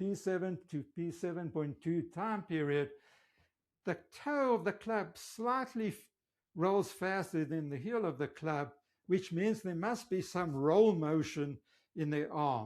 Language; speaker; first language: English; native; English